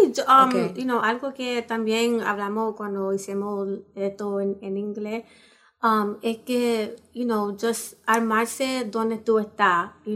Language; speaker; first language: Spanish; early bilingual, heritage; Spanish